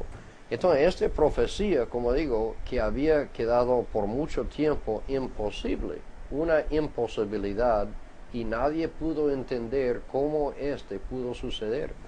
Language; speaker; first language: Spanish; non-native, fluent; English